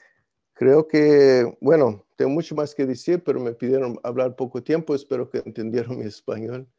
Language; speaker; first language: Spanish; non-native, fluent; English